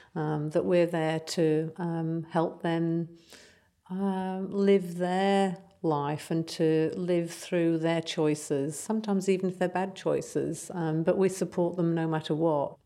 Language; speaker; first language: English; native; English